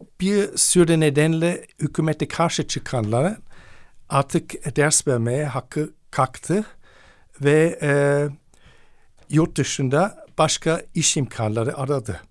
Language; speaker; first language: Turkish; non-native, fluent; German